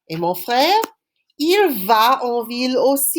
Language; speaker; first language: French; non-native, fluent; English